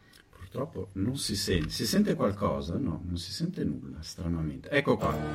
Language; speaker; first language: Italian; native; Italian